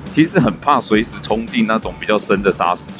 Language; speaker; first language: Chinese; native; Chinese